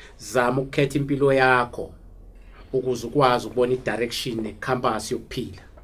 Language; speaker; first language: Zulu; native; Zulu